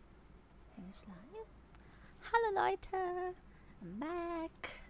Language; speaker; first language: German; non-native, learner; English